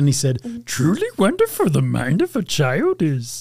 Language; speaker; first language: English; native; English